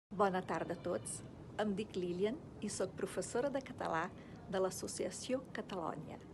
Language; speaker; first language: Catalan; non-native, fluent; Portuguese